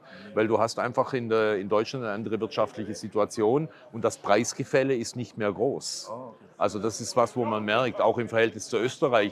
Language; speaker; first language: German; native; German